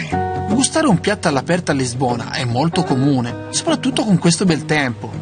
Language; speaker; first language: Italian; native; Italian